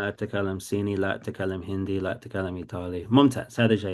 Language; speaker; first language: Arabic; non-native, fluent; English